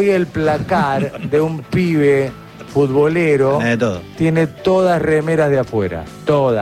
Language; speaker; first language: Spanish; native; Spanish